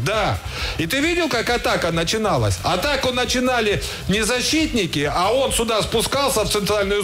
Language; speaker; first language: Russian; native; Russian